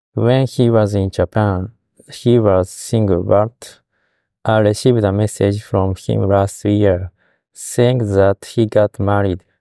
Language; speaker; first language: English; non-native, fluent; Japanese